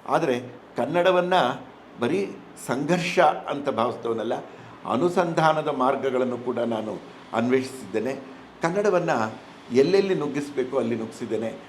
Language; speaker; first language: Kannada; non-native, local second language; Telugu